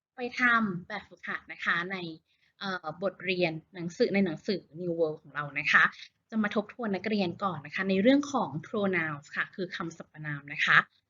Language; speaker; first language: Thai; native; Thai